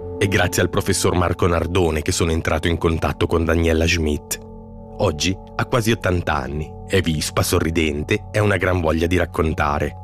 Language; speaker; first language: Italian; native; Italian